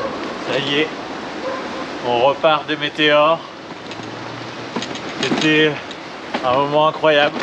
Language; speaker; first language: French; native; French